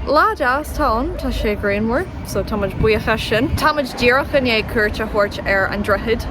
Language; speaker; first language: Irish; non-native, local second language; English